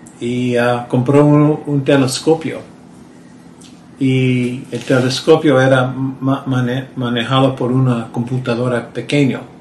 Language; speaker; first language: Spanish; early bilingual, heritage; Spanish